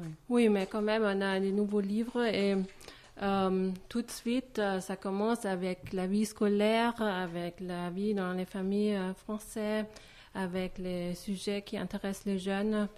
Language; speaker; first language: French; non-native, fluent; German